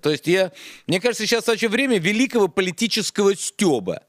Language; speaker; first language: Russian; native; Russian